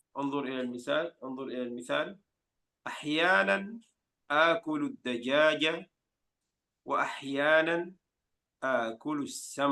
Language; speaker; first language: Arabic; non-native, fluent; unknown